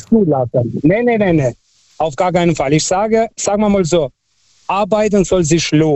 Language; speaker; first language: German; early bilingual, other home language; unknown